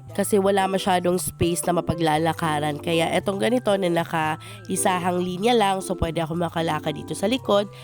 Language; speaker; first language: Filipino; non-native, local second language; Cebuano